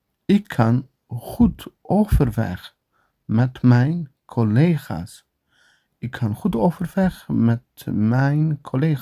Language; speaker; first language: Dutch; non-native, learner; Turkish